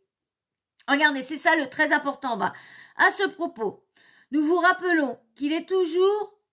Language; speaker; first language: French; native; French